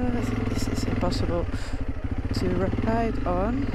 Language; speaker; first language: English; non-native, fluent; Dutch